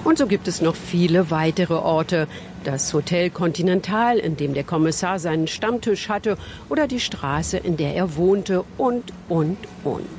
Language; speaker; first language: German; native; German